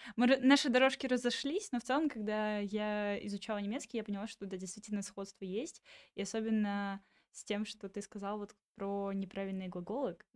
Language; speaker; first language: Russian; native; Russian